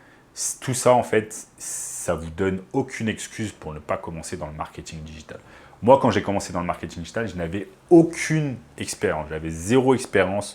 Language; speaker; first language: French; native; French